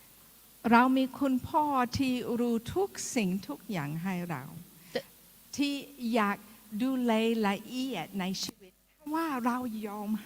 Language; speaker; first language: Thai; non-native, fluent; English